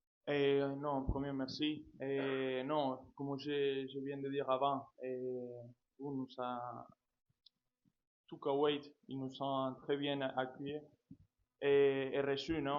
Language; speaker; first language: French; non-native, fluent; Spanish